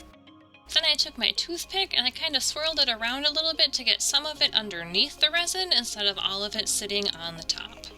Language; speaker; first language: English; native; English